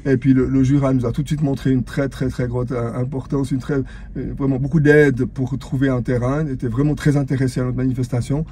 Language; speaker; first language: French; native; French